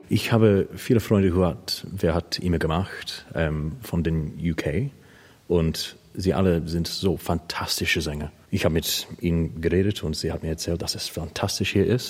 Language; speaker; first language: German; non-native, learner; English